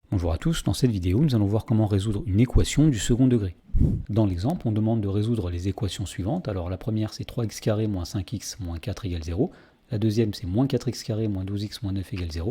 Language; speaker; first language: French; native; French